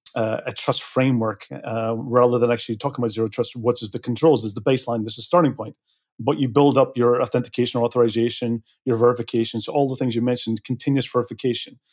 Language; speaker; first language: English; native; English